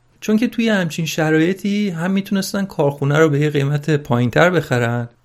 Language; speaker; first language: Persian; native; Persian